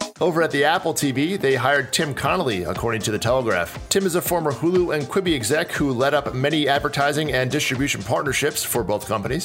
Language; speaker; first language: English; native; English